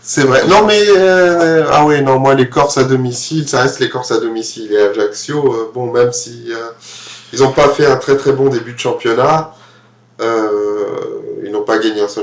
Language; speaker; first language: French; native; French